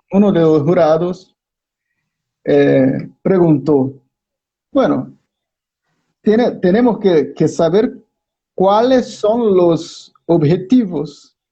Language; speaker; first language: Spanish; non-native, fluent; Portuguese